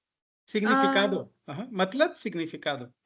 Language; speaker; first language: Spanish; non-native, fluent; Hindi